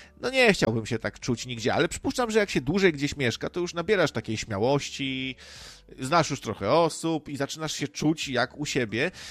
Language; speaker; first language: Polish; native; Polish